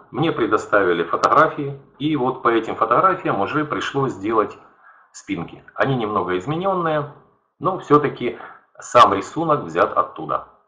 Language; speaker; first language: Russian; native; Russian